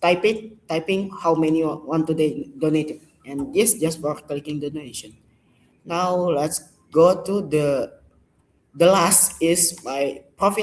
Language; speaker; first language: English; non-native, learner; Indonesian